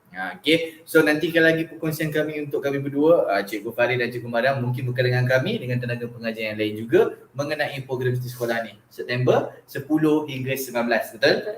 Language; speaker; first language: Malay; native; Malay